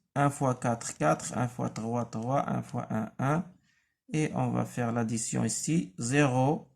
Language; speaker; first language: French; non-native, local second language; Arabic